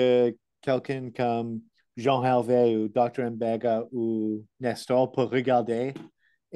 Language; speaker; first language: French; non-native, learner; English